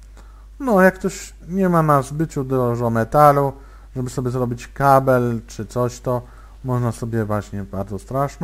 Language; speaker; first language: Polish; native; Polish